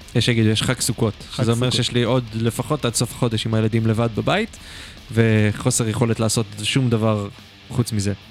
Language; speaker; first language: Hebrew; early bilingual, other home language; Hungarian